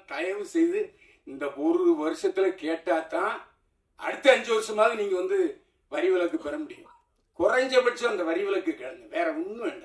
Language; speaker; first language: Tamil; native; Tamil